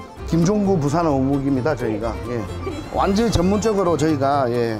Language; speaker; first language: Korean; native; Korean